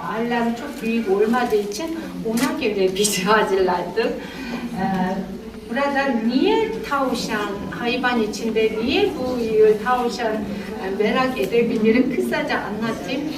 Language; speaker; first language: Turkish; non-native, learner; Korean